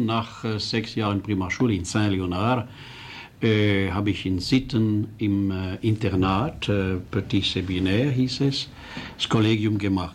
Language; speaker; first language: German; non-native, local second language; French